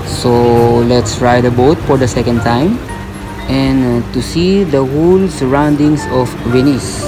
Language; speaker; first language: English; non-native, local second language; Filipino